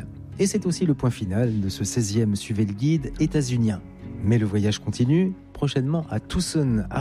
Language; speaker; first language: French; native; French